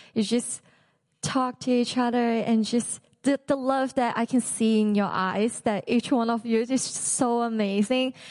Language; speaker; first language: English; non-native, local second language; Cantonese